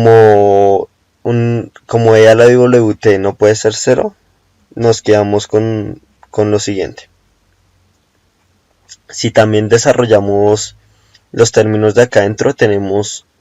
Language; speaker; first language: Spanish; native; Spanish